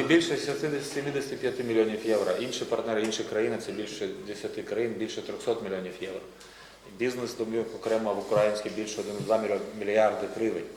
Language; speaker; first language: Ukrainian; native; Ukrainian